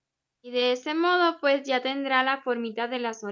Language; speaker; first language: Spanish; native; Spanish